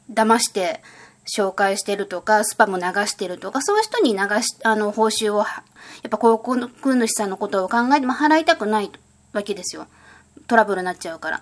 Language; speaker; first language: Japanese; native; Japanese